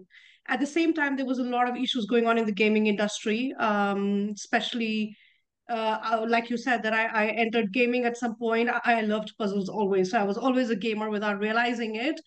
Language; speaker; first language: English; non-native, local second language; Hindi